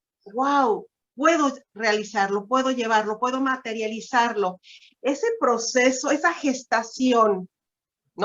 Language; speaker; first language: Spanish; native; Spanish